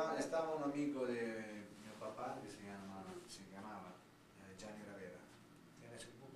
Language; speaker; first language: Spanish; non-native, learner; Italian